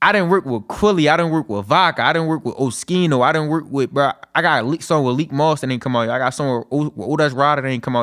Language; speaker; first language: English; native; English